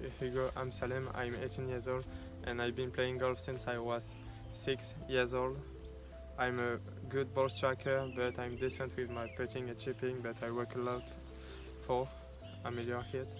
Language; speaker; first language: English; non-native, learner; French